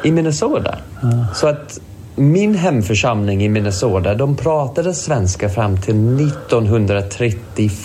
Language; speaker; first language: Swedish; non-native, fluent; English